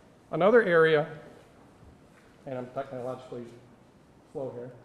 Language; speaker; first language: English; native; English